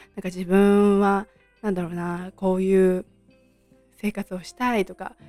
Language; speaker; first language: Japanese; native; Japanese